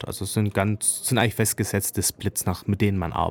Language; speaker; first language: German; native; German